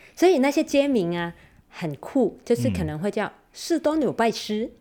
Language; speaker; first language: Chinese; non-native, local second language; Cantonese